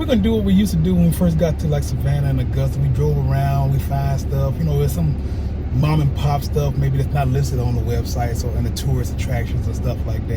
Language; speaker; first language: English; native; English